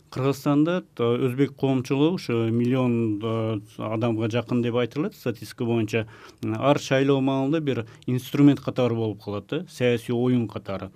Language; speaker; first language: Kyrgyz; non-native, local second language; Uzbek